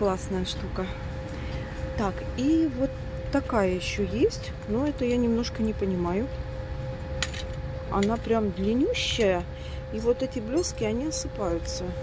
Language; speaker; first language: Russian; native; Russian